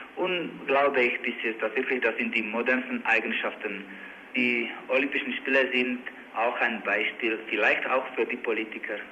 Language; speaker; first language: German; non-native, learner; Czech